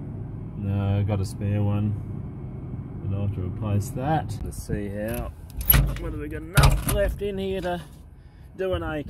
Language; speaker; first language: English; native; English